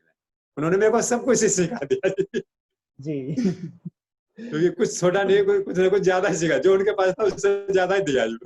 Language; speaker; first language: Hindi; native; Hindi